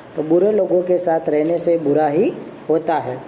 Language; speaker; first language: Hindi; non-native, local second language; Gujarati